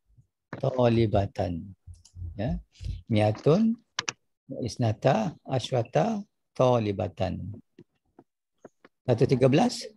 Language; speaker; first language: Arabic; non-native, fluent; Malay